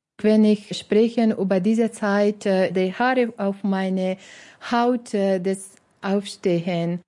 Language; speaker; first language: German; non-native, learner; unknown